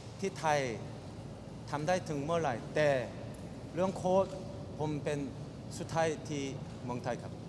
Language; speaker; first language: Thai; non-native, fluent; Korean